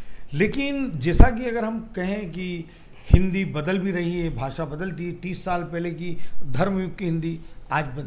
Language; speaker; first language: Hindi; native; Hindi